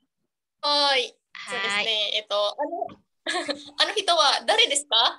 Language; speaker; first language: Japanese; non-native, learner; Indonesian